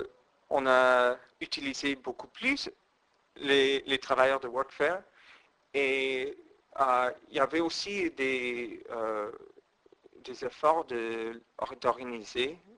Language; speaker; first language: French; non-native, fluent; English